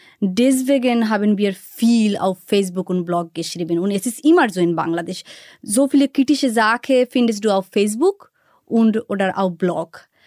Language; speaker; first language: German; non-native, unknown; Bangla